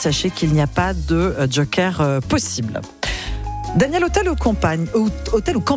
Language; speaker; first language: French; native; French